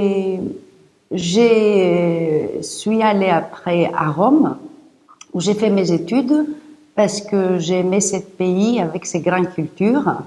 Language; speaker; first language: French; non-native, fluent; Greek